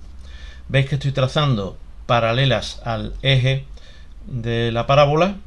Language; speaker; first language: Spanish; native; Spanish